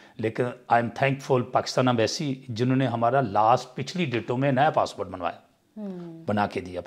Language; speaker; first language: Urdu; non-native, local second language; Punjabi